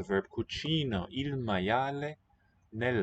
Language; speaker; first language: Italian; non-native, learner; English